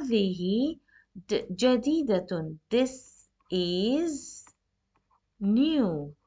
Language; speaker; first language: Arabic; non-native, fluent; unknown